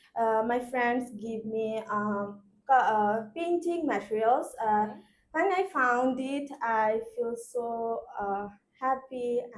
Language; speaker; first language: English; non-native, learner; Bangla